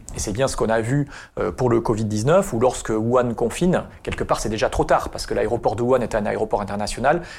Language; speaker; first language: French; native; French